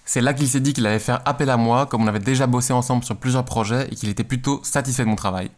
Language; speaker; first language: French; native; French